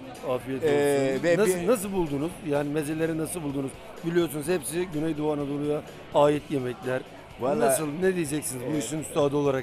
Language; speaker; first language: Turkish; native; Turkish